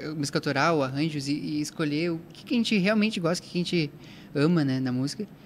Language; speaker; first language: Portuguese; native; Portuguese